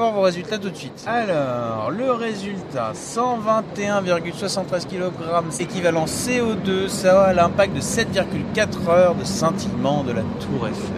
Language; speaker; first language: French; native; French